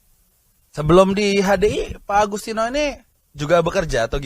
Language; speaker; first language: Indonesian; native; Indonesian